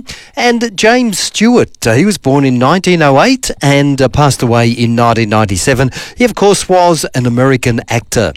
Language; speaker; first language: English; native; English